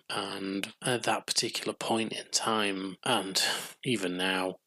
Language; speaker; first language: English; native; English